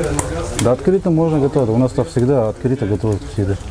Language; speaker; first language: Russian; non-native, local second language; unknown